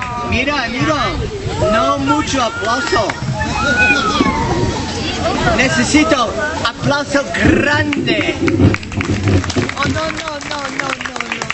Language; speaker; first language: Spanish; non-native, learner; English